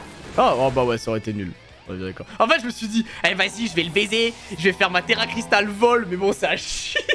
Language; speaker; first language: French; native; French